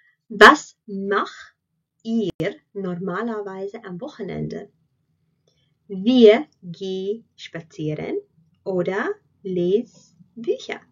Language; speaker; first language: German; non-native, fluent; Latvian